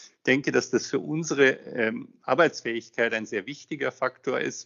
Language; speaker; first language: German; native; German